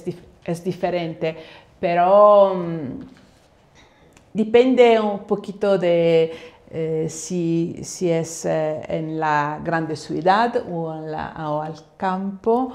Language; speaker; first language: Spanish; non-native, fluent; Italian